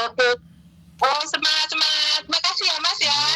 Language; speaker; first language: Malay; non-native, local second language; Javanese